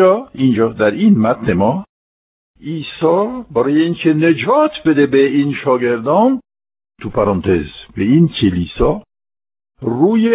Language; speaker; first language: Persian; non-native, fluent; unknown